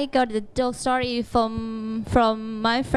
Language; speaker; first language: English; non-native, learner; Thai